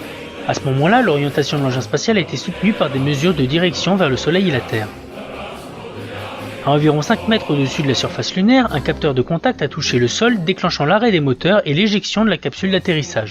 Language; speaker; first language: French; native; French